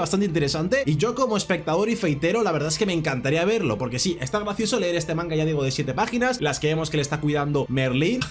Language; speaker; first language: Spanish; native; Spanish